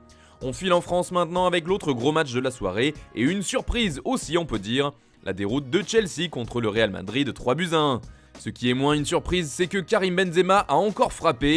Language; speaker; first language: French; native; French